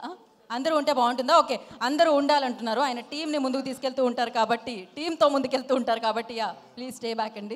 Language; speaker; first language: Telugu; native; Telugu